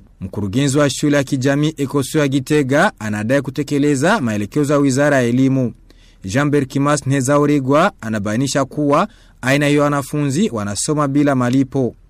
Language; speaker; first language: Swahili; non-native, local second language; Rundi